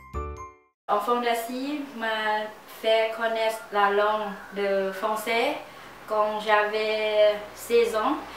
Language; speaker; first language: French; non-native, learner; Lao